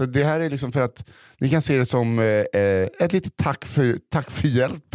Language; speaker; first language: Swedish; native; Swedish